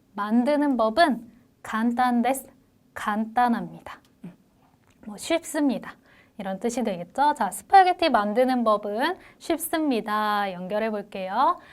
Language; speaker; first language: Korean; native; Korean